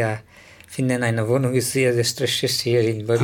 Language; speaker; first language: German; non-native, learner; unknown